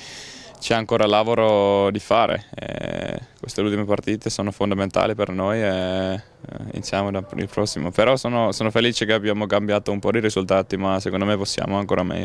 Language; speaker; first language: Italian; non-native, fluent; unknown